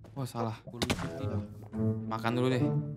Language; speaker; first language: Indonesian; native; Indonesian